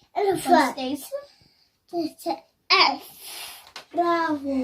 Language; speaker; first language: Dutch; non-native, learner; Tigrinya